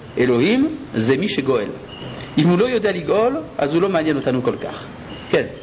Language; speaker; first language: Hebrew; early bilingual, other home language; French